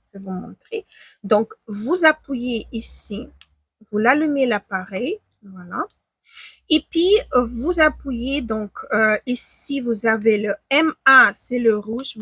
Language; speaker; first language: French; non-native, fluent; Ukrainian